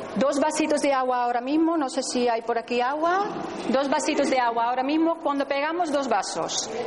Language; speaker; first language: Spanish; non-native, fluent; Dutch